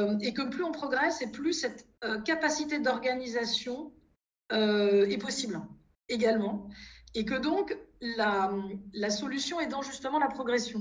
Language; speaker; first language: French; native; French